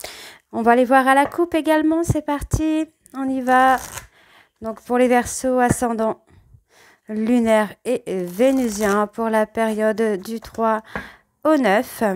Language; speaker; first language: French; native; French